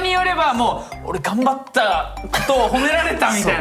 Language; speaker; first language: Japanese; native; Japanese